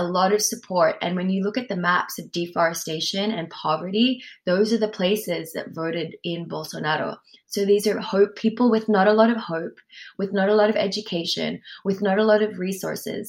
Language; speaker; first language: English; native; English